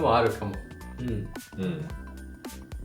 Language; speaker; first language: Japanese; non-native, learner; English